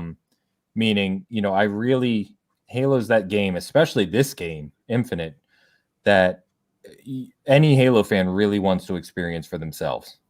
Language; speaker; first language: English; native; English